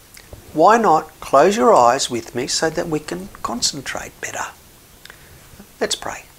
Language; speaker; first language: English; native; English